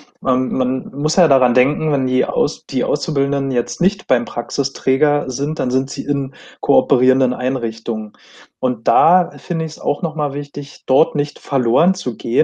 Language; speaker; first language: German; native; German